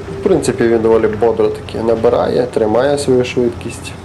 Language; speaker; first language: Ukrainian; native; Ukrainian